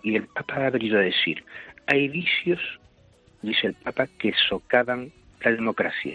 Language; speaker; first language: Spanish; native; Spanish